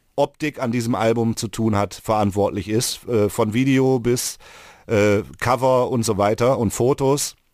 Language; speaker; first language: German; native; German